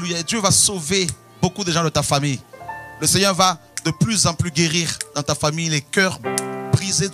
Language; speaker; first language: French; non-native, local second language; Lingala